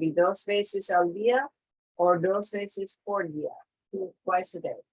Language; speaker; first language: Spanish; non-native, fluent; English